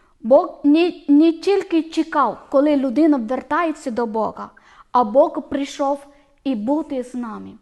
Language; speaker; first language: Ukrainian; non-native, learner; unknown